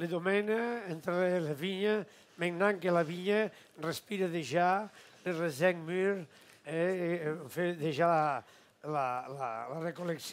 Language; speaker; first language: French; non-native, fluent; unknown